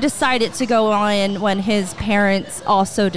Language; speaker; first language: English; native; English